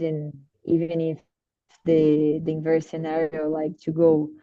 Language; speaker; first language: English; non-native, learner; Portuguese